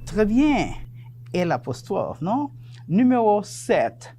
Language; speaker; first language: French; non-native, fluent; Spanish